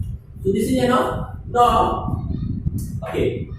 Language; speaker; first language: English; non-native, local second language; Hindi